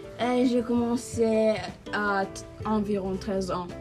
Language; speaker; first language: French; non-native, learner; Norwegian